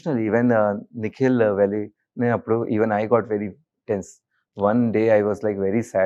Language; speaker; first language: Telugu; non-native, learner; Hindi